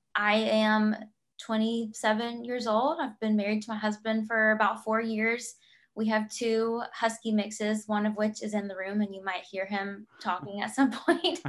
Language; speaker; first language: English; native; English